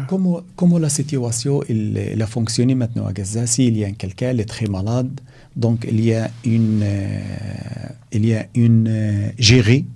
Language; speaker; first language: French; non-native, learner; Arabic